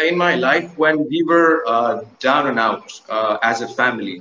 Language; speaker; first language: English; non-native, local second language; Hindi